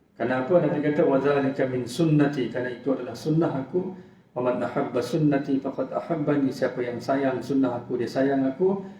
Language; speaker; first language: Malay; native; Malay